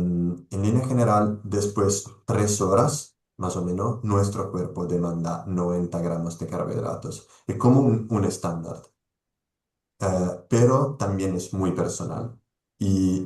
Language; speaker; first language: Spanish; non-native, fluent; Italian